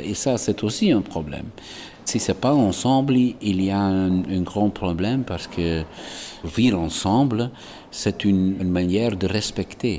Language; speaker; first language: French; non-native, local second language; Dutch